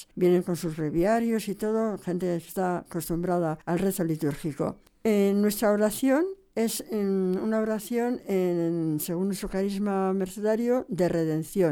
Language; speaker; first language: Spanish; native; Spanish